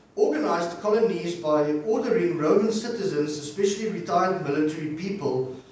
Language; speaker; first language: English; non-native, local second language; Afrikaans